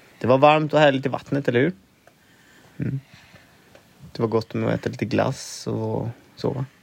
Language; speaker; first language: Swedish; native; Swedish